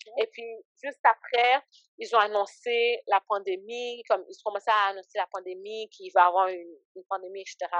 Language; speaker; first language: French; early bilingual, other home language; Haitian Creole